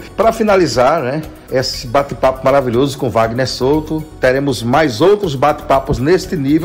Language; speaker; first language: Portuguese; native; Portuguese